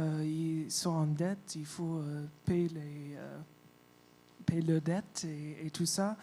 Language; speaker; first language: French; non-native, fluent; English